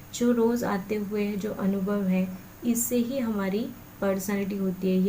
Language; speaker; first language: Hindi; non-native, local second language; Marathi